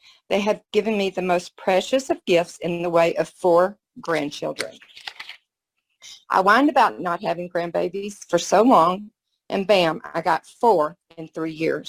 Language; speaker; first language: English; native; English